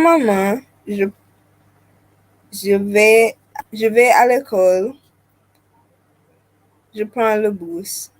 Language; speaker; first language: French; non-native, learner; English